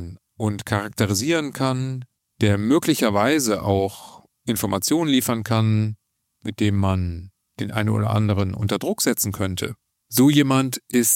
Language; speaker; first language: German; native; German